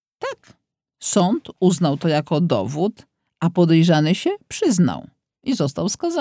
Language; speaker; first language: Polish; native; Polish